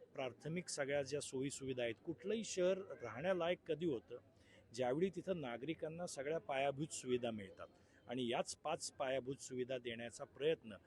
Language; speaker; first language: Marathi; native; Marathi